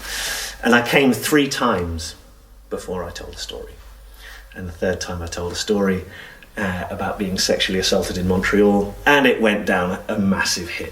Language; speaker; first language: English; native; English